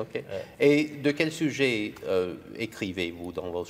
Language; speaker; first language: French; non-native, fluent; English